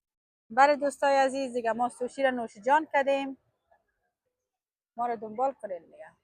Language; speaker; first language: Persian; native; Persian